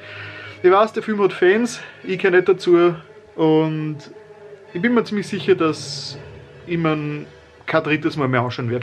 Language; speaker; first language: German; native; German